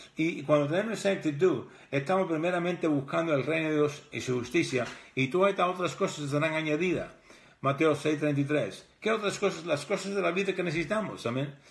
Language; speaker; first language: Spanish; early bilingual, heritage; Spanish